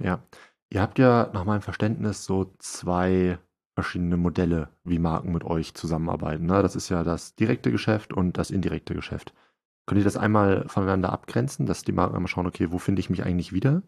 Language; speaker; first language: German; native; German